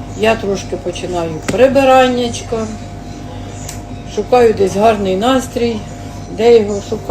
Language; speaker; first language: Ukrainian; native; Ukrainian